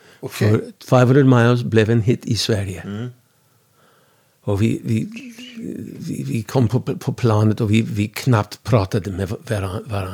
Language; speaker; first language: Swedish; non-native, fluent; English